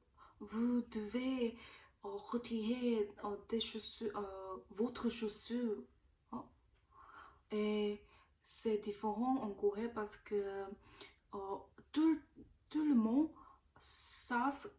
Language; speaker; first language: French; non-native, learner; Korean